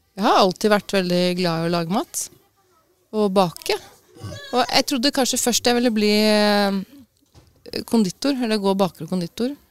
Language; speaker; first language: Norwegian; native; Norwegian